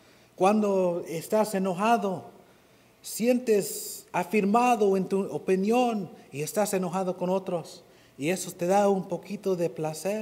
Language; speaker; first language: Spanish; non-native, fluent; English